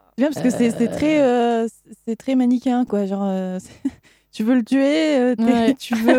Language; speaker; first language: French; native; French